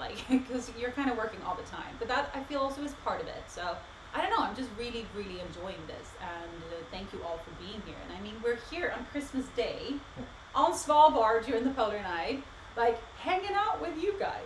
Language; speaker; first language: English; non-native, fluent; Swedish